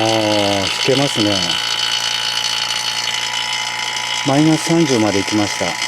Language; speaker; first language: Japanese; native; Japanese